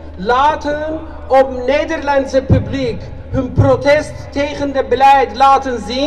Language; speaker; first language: Dutch; non-native, fluent; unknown